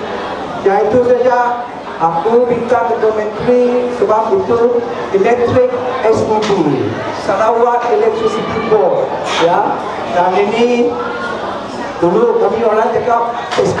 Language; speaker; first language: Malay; non-native, local second language; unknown